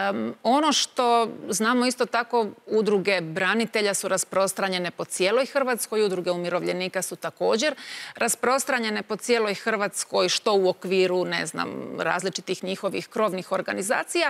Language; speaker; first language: Croatian; native; Croatian